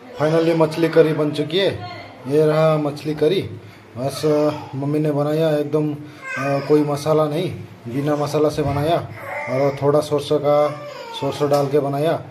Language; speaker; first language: Hindi; non-native, local second language; Odia